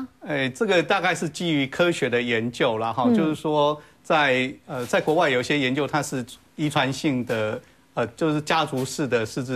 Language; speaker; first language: Chinese; native; Chinese